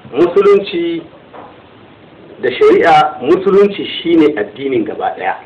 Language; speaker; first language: Hausa; non-native, local second language; Fula